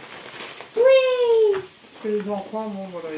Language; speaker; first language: French; native; French